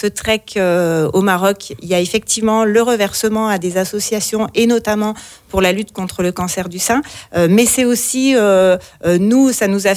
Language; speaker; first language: French; native; French